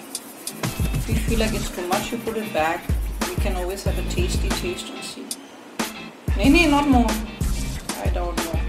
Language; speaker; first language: English; non-native, fluent; German